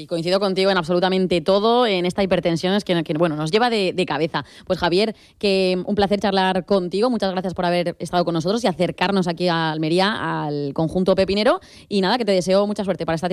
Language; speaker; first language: Spanish; native; Spanish